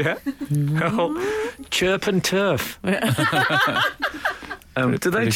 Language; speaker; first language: English; native; English